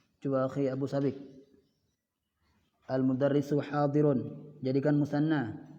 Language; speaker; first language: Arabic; non-native, fluent; Indonesian